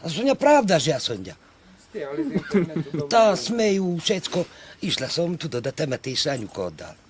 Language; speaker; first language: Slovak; non-native, local second language; Hungarian